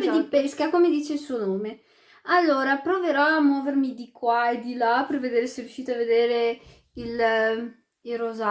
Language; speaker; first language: Italian; early bilingual, other home language; Arabic